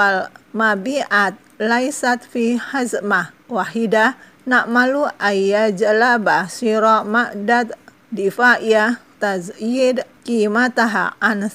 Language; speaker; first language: Arabic; non-native, fluent; Indonesian